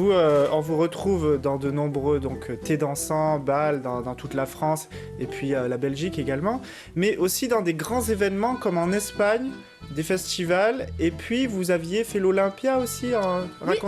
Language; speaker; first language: French; native; French